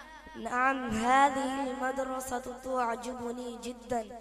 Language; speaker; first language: Arabic; non-native, learner; Urdu